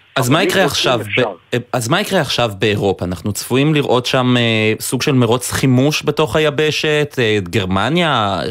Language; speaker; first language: Hebrew; native; Hebrew